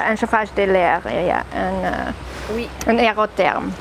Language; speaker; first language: French; non-native, learner; German